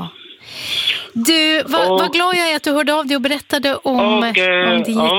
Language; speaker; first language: Swedish; native; Swedish